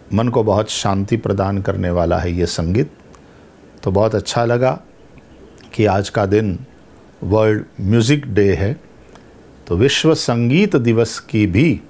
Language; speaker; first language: Hindi; non-native, local second language; Gujarati